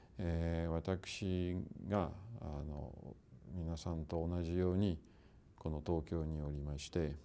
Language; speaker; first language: Japanese; non-native, fluent; Russian